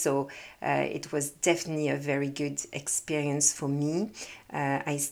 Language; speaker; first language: English; non-native, fluent; French